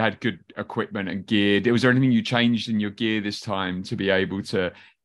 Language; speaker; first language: English; native; English